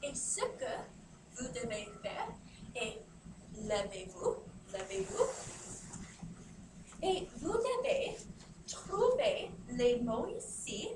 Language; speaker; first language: French; non-native, fluent; English